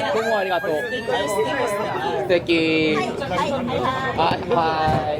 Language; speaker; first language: Japanese; non-native, learner; Korean